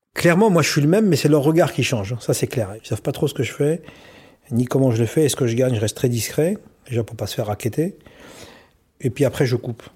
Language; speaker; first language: French; native; French